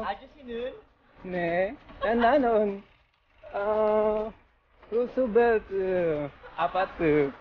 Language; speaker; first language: Korean; non-native, learner; Filipino